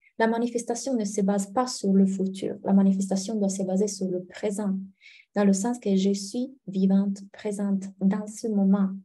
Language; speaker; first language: French; non-native, fluent; Italian